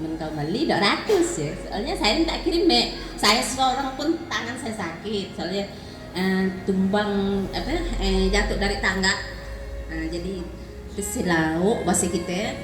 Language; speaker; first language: Indonesian; native; Indonesian